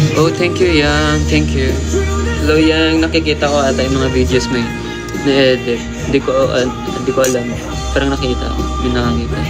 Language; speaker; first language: Filipino; non-native, local second language; Hiligaynon